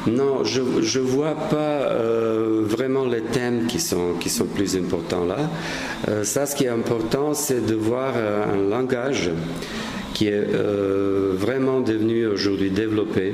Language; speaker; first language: French; non-native, fluent; Serbian